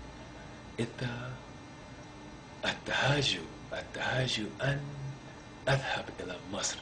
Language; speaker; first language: Arabic; non-native, learner; English